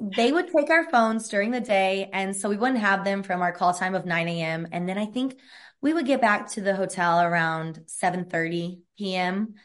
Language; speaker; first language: English; native; English